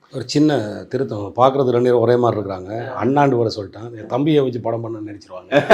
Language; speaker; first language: Tamil; native; Tamil